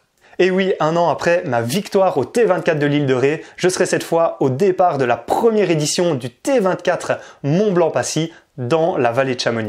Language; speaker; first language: French; native; French